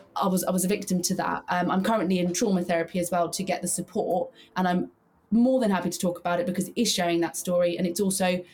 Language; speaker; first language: English; early bilingual, heritage; English